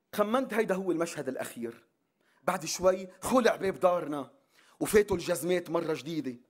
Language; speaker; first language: Arabic; non-native, local second language; Armenian